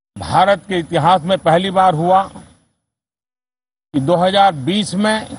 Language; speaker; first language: Hindi; native; Hindi